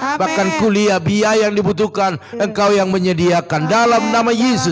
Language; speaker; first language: Indonesian; native; Indonesian